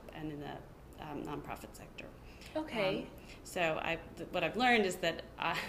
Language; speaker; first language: English; native; English